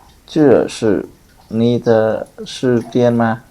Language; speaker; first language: Chinese; non-native, fluent; Khmer